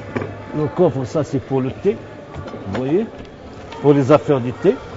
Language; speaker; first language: French; non-native, local second language; Arabic